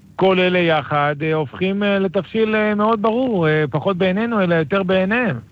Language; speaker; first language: Hebrew; native; Hebrew